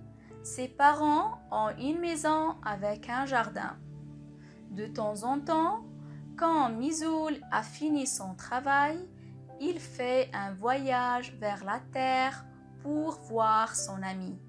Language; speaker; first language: French; non-native, local second language; Arabic